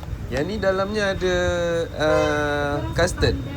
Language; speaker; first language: Malay; native; Malay